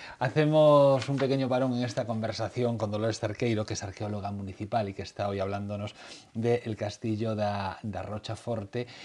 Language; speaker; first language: Spanish; native; Spanish